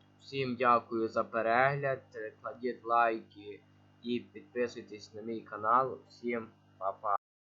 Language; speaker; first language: Ukrainian; native; Ukrainian